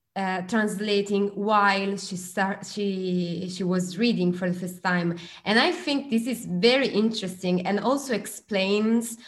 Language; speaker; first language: English; non-native, fluent; Italian